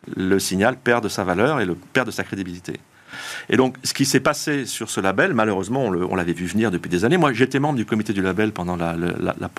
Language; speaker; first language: French; native; French